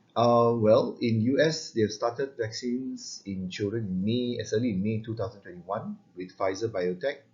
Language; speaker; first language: English; non-native, local second language; Malay